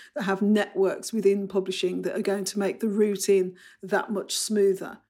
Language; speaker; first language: English; native; English